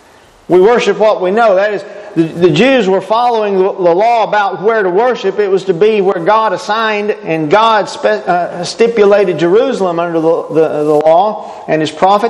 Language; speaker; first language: English; native; English